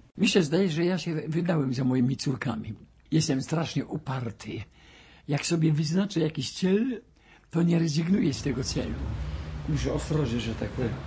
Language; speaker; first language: Polish; native; Polish